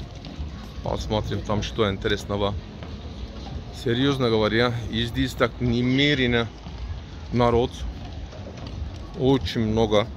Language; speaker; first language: Russian; non-native, learner; Turkish